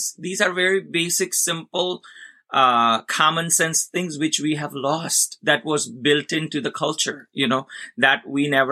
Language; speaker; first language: English; non-native, local second language; Gujarati